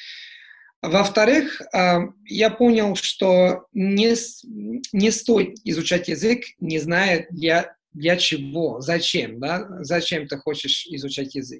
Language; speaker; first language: Russian; non-native, fluent; Italian